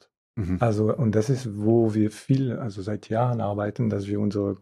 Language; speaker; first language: German; non-native, fluent; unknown